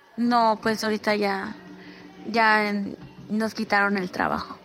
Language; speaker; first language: German; non-native, fluent; Spanish